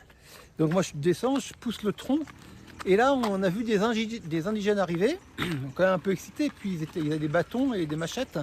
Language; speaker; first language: French; native; French